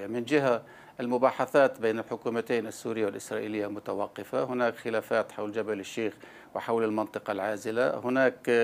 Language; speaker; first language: Arabic; native; Arabic